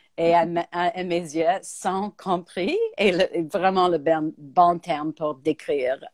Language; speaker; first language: French; native; French